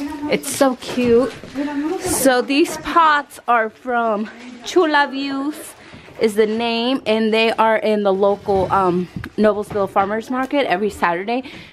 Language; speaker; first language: English; early bilingual, other home language; Spanish